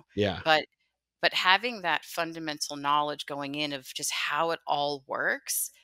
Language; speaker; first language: English; native; English